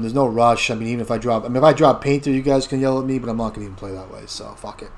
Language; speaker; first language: English; native; English